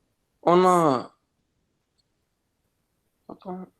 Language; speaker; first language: French; non-native, local second language; Arabic